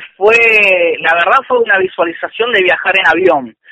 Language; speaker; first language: Spanish; native; Spanish